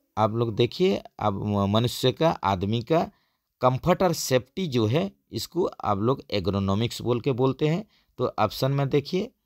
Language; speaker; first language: Hindi; native; Hindi